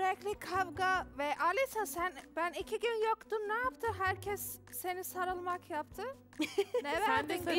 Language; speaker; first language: Turkish; non-native, learner; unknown